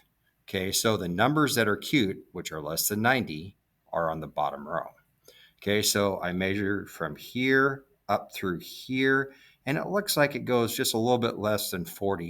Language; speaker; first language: English; native; English